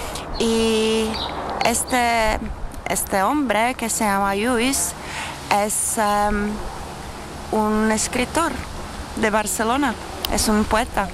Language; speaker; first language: Spanish; non-native, learner; Czech